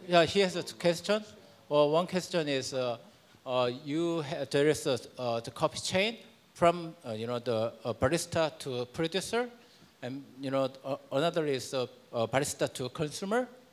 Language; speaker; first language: English; non-native, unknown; Korean